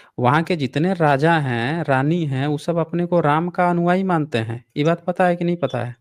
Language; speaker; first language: Hindi; native; Hindi